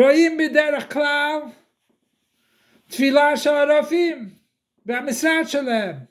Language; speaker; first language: Hebrew; non-native, fluent; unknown